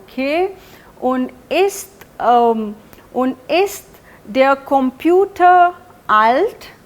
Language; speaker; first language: German; non-native, fluent; Hindi